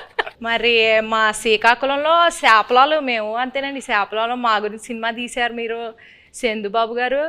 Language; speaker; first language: Telugu; native; Telugu